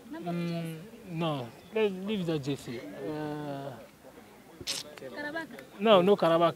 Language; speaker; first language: English; non-native, learner; French